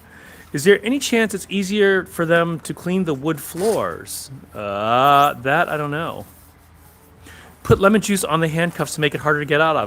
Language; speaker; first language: English; native; English